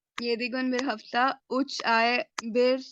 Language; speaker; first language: Turkish; non-native, learner; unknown